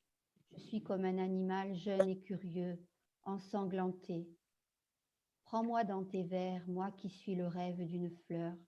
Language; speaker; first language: French; native; French